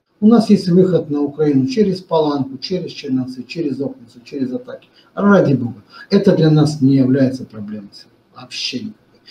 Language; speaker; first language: Russian; non-native, local second language; Romanian